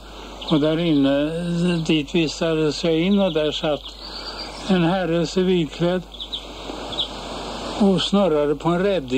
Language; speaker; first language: Swedish; native; Swedish